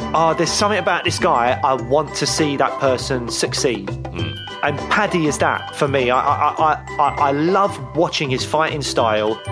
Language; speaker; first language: English; native; English